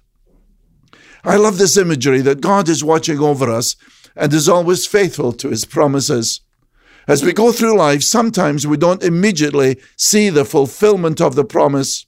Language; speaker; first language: English; native; English